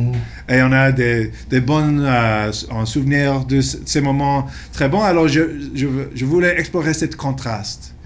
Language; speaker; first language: French; non-native, local second language; English